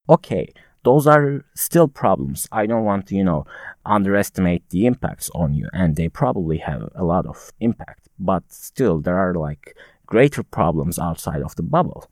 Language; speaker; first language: English; non-native, fluent; Turkish